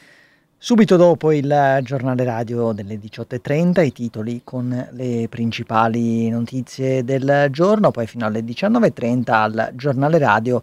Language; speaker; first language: Italian; native; Italian